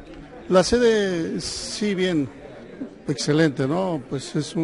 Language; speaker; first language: Spanish; native; Spanish